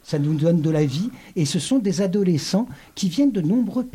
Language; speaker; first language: French; native; French